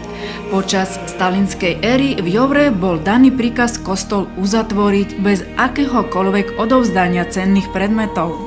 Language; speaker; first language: Slovak; native; Slovak